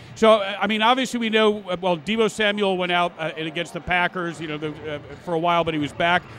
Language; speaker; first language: English; native; English